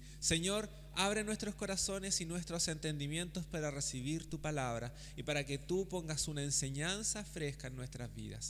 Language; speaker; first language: Spanish; native; Spanish